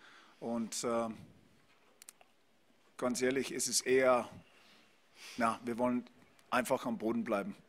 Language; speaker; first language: German; non-native, fluent; English